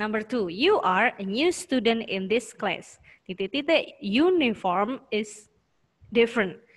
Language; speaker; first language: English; non-native, learner; Indonesian